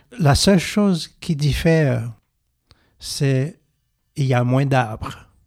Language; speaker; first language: French; non-native, local second language; Haitian Creole